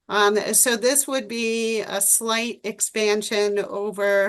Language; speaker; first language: English; native; English